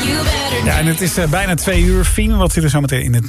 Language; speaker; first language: Dutch; native; Dutch